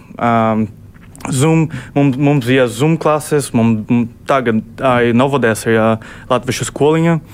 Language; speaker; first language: Latvian; early bilingual, other home language; Portuguese